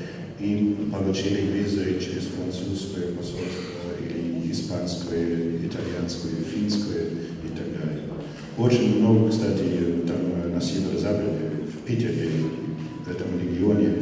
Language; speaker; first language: Russian; non-native, fluent; German